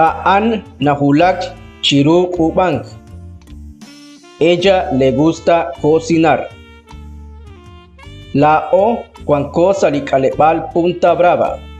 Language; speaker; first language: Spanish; non-native, local second language; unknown